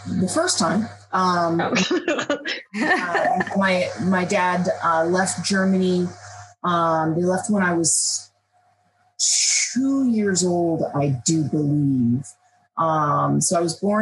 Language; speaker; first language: English; native; English